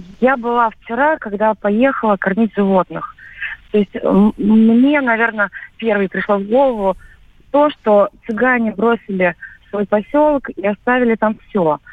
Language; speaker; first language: Russian; native; Russian